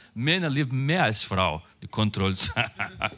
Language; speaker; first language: German; non-native, learner; Portuguese